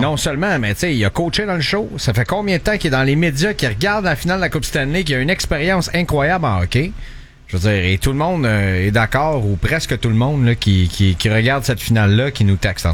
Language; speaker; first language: French; native; French